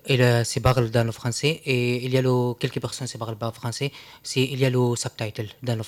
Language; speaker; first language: French; non-native, learner; Arabic